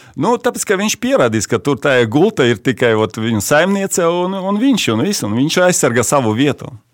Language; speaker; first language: Latvian; non-native, local second language; Russian